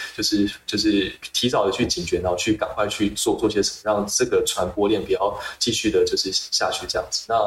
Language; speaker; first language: Chinese; native; Chinese